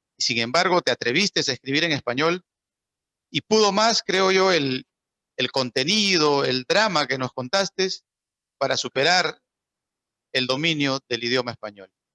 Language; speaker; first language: Spanish; native; Spanish